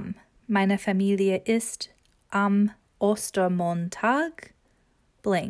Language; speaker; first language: German; non-native, fluent; English